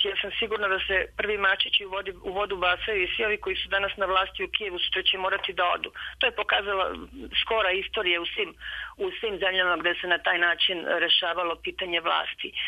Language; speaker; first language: Serbian; native; Serbian